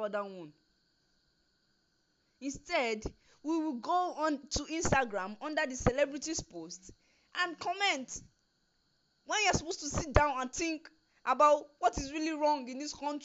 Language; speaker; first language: English; non-native, local second language; Yoruba